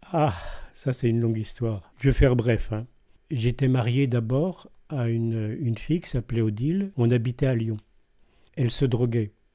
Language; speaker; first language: French; native; French